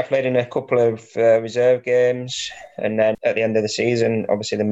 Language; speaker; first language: English; native; English